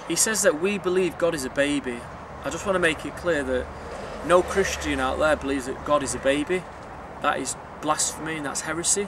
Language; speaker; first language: English; native; English